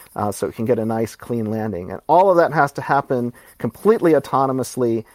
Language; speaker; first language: English; native; English